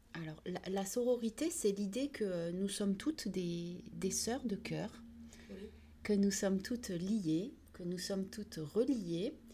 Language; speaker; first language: French; early bilingual, other home language; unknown